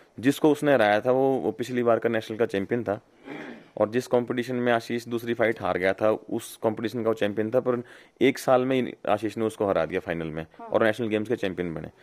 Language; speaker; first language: Hindi; native; Hindi